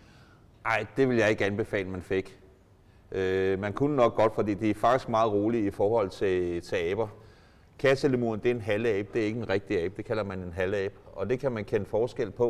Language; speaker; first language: Danish; native; Danish